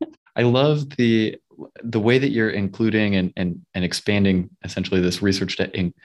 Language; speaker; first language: English; native; English